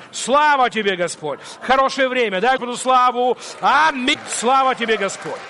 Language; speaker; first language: Russian; non-native, local second language; Ukrainian